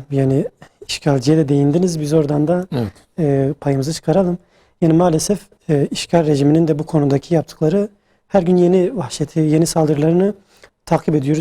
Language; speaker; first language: Turkish; native; Turkish